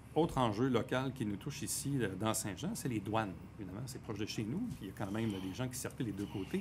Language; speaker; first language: French; native; French